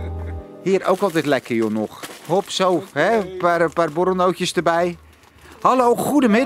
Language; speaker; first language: Dutch; native; Dutch